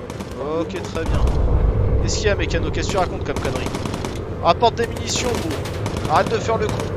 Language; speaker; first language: French; native; French